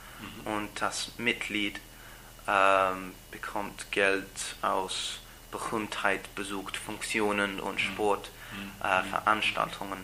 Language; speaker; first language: German; non-native, learner; English